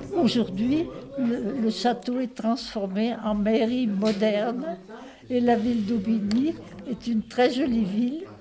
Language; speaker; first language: French; native; French